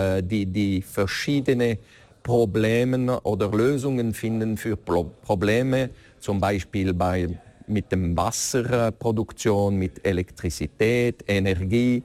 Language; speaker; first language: German; non-native, fluent; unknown